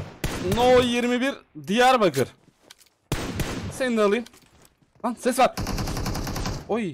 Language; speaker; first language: Turkish; native; Turkish